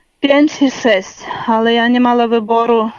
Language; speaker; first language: Polish; non-native, learner; Ukrainian